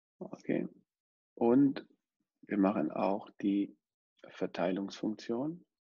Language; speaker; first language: German; non-native, fluent; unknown